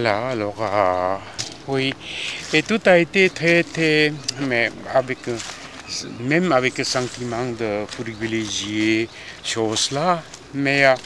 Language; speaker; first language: French; non-native, fluent; Korean